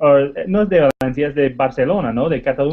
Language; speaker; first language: Spanish; non-native, learner; English